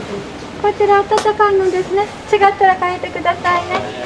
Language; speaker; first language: Japanese; native; Japanese